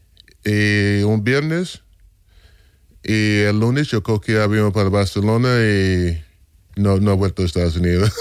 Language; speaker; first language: Spanish; non-native, fluent; English